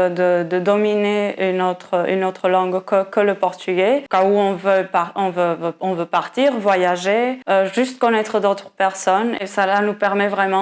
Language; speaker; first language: French; non-native, fluent; Portuguese